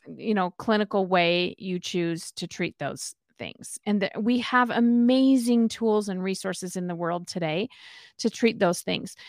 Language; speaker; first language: English; native; English